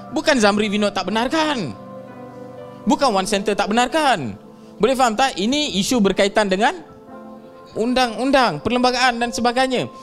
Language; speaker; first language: Malay; non-native, local second language; Tamil